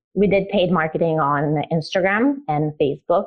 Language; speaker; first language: English; early bilingual, other home language; Italian